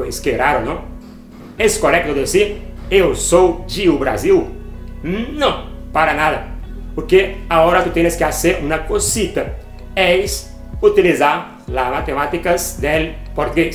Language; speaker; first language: Spanish; non-native, fluent; Portuguese